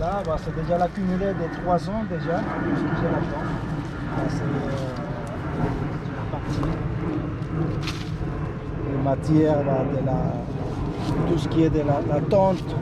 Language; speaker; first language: French; native; French